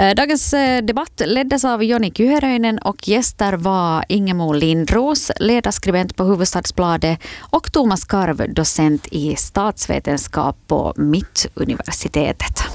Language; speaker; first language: Swedish; native; Swedish